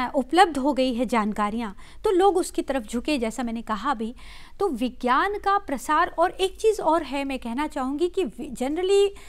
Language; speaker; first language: Hindi; native; Hindi